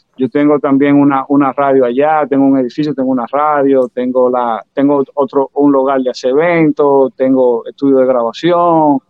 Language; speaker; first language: Spanish; native; Spanish